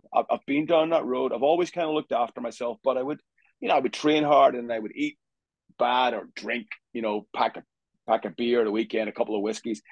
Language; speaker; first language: English; native; English